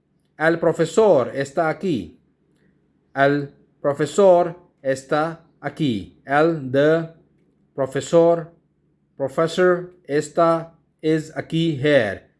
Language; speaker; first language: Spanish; non-native, learner; Urdu